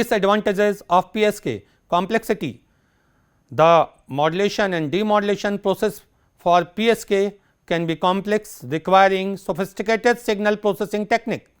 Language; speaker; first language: English; non-native, local second language; Hindi